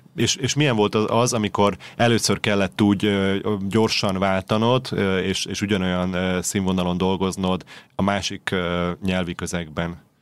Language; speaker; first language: Hungarian; native; Hungarian